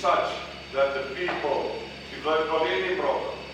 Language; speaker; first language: English; non-native, local second language; Afrikaans